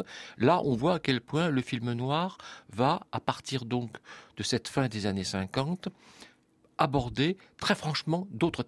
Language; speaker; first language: French; native; French